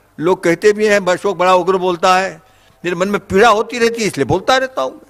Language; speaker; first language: Hindi; native; Hindi